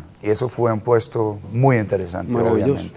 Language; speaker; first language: Spanish; non-native, fluent; German